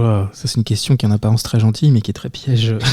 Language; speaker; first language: French; native; French